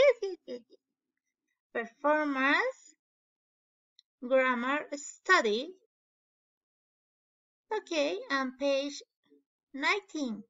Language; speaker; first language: English; non-native, learner; Spanish